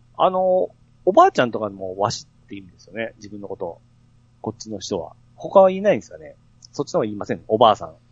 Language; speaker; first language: Japanese; native; Japanese